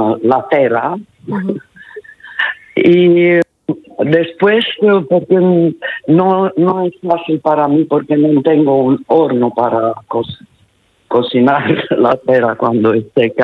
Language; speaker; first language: Spanish; non-native, learner; Romanian